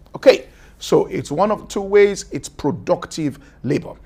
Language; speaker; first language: English; non-native, local second language; Yoruba